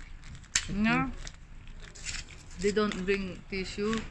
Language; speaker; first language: English; non-native, learner; Filipino